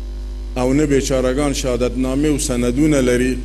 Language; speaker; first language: Persian; non-native, local second language; Pashto